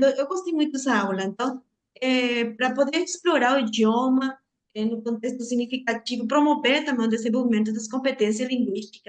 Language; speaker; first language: Portuguese; non-native, learner; Spanish